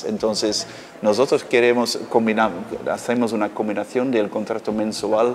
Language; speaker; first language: Spanish; non-native, fluent; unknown